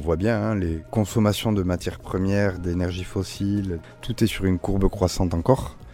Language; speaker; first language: French; native; French